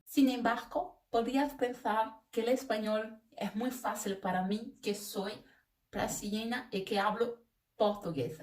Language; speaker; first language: Spanish; non-native, fluent; Portuguese